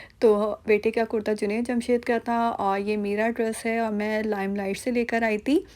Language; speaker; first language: Urdu; non-native, local second language; Punjabi